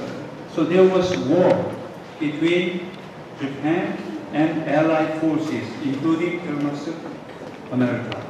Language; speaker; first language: English; non-native, fluent; Korean